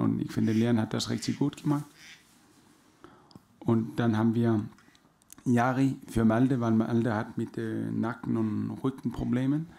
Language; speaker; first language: German; non-native, fluent; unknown